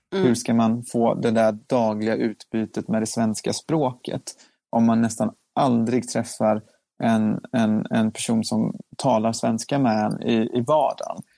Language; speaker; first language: Swedish; native; Swedish